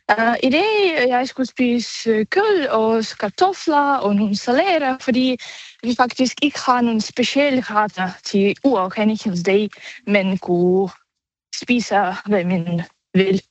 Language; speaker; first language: Danish; non-native, fluent; Ukrainian